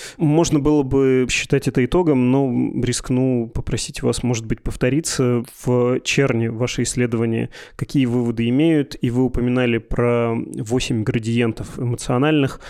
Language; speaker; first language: Russian; native; Russian